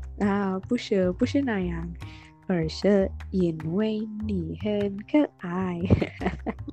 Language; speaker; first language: Chinese; non-native, learner; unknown